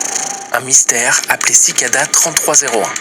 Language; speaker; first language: French; native; French